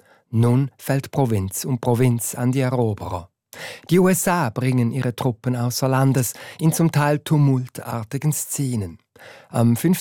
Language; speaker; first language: German; native; German